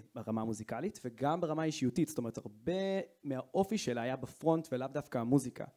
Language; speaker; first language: Hebrew; native; Hebrew